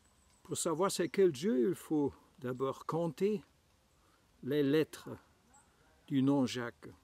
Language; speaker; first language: French; non-native, fluent; German